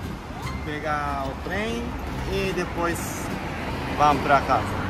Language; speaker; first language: Portuguese; non-native, local second language; Japanese